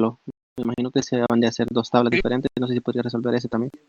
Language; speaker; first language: Spanish; native; Spanish